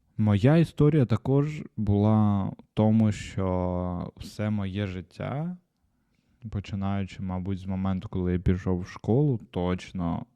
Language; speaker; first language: Ukrainian; non-native, local second language; Russian